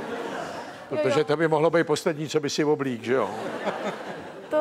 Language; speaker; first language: Czech; native; Czech